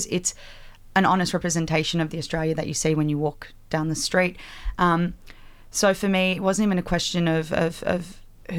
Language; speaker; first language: English; native; English